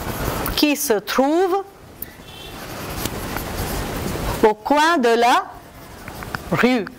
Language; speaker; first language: French; non-native, fluent; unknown